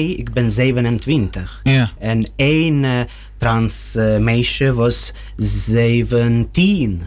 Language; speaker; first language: Dutch; non-native, learner; Russian